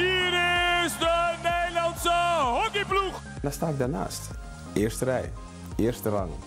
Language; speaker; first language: Dutch; native; Dutch